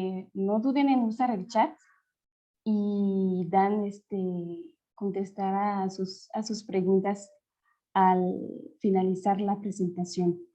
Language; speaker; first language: Spanish; non-native, fluent; French